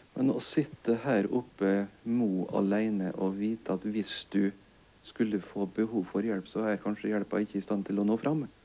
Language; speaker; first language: Norwegian; native; Norwegian